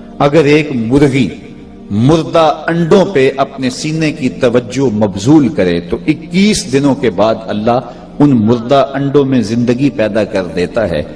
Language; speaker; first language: Urdu; non-native, local second language; Punjabi